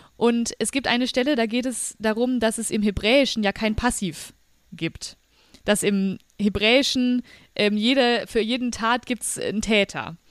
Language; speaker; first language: German; native; German